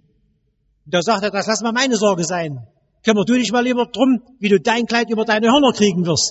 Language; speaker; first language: German; native; German